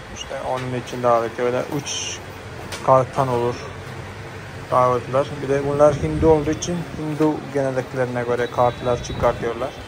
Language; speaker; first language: Turkish; non-native, fluent; Malayalam